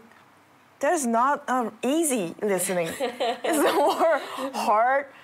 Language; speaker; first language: English; non-native, learner; Korean